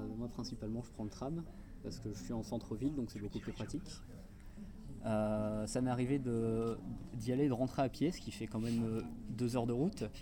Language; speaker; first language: French; native; French